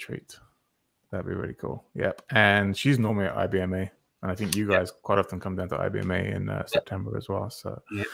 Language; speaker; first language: English; native; English